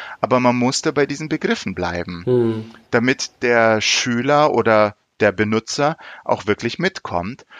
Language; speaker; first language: German; early bilingual, other home language; Turkish